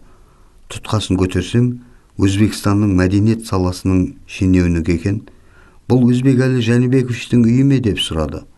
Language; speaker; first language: Kazakh; native; Kazakh